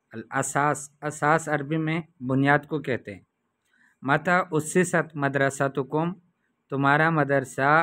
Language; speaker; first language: Urdu; native; Urdu